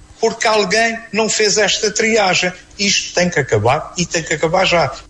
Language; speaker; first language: Portuguese; native; Portuguese